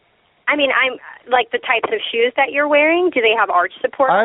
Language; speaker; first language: English; native; English